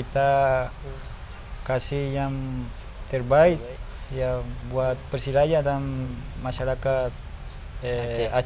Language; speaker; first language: Indonesian; non-native, learner; Spanish